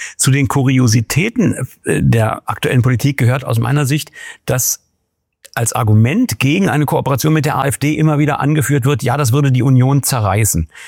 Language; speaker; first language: German; native; German